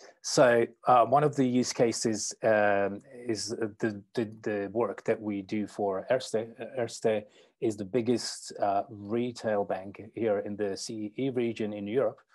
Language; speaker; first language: English; non-native, fluent; Czech